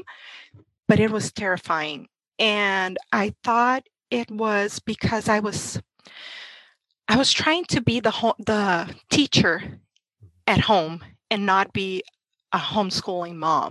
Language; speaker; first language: English; non-native, fluent; Portuguese